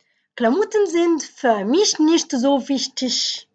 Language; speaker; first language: German; non-native, fluent; Arabic